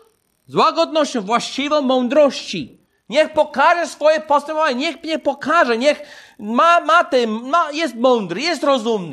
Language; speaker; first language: Polish; non-native, fluent; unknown